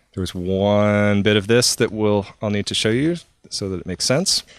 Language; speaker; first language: English; native; English